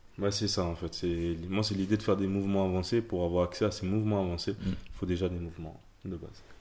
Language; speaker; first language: French; native; French